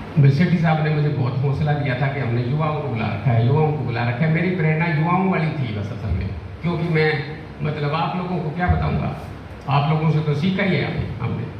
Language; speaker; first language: Hindi; native; Hindi